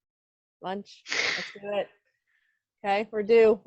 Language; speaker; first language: English; native; English